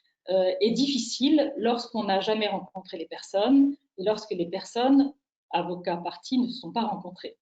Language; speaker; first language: French; native; French